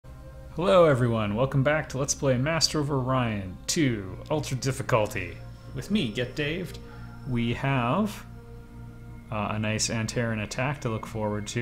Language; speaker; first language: English; native; English